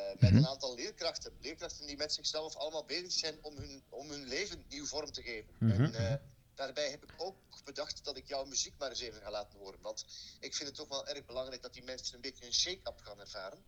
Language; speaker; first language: Dutch; native; Dutch